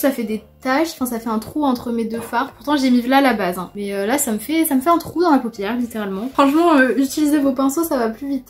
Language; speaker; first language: French; native; French